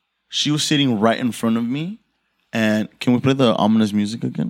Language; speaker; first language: English; early bilingual, other home language; Spanish